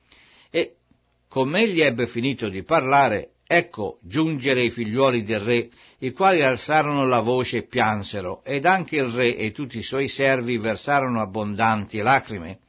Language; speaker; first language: Italian; native; Italian